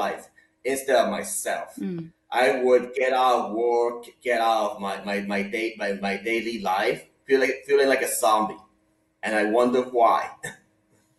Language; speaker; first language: English; non-native, local second language; Cantonese